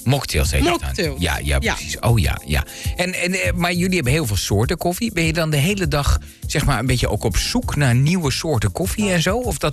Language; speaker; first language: Dutch; native; Dutch